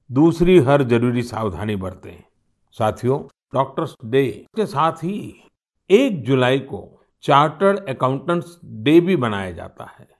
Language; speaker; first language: Hindi; non-native, local second language; Gujarati